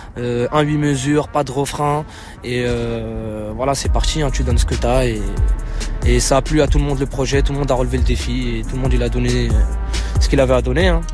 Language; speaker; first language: French; non-native, local second language; Arabic